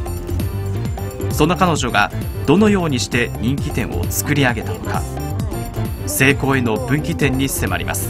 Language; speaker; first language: Japanese; native; Japanese